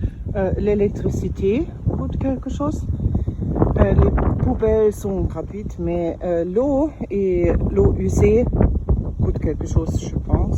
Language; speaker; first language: French; non-native, fluent; German